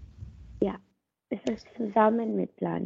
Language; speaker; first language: German; non-native, learner; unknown